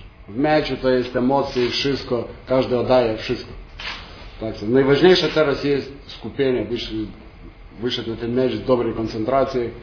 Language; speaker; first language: Polish; non-native, fluent; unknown